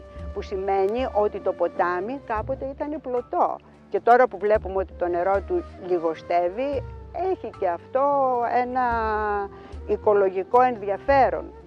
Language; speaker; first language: Greek; native; Greek